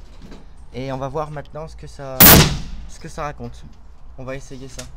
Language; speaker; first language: French; native; French